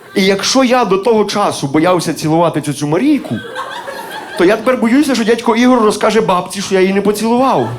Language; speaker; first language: Ukrainian; native; Ukrainian